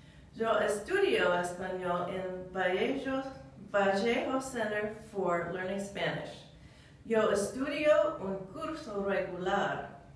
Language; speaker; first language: Spanish; non-native, learner; English